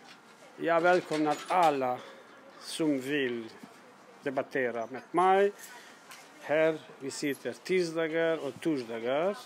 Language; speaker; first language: Swedish; non-native, learner; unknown